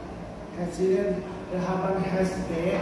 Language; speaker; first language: English; non-native, learner; Thai